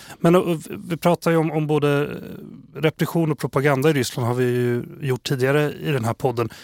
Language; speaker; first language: Swedish; native; Swedish